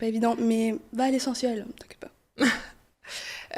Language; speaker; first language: French; early bilingual, other home language; Portuguese